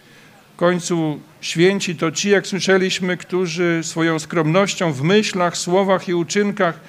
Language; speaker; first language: Polish; native; Polish